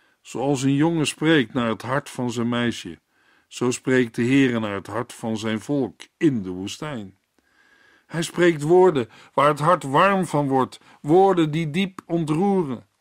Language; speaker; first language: Dutch; native; Dutch